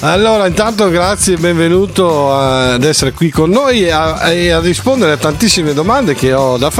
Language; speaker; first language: Italian; native; Italian